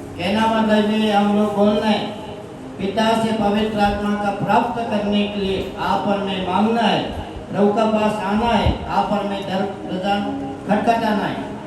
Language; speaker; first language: Hindi; non-native, local second language; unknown